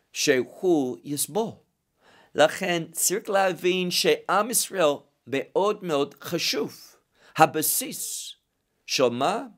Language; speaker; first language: Hebrew; non-native, fluent; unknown